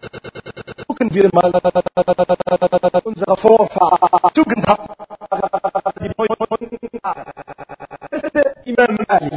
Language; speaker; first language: German; non-native, learner; Arabic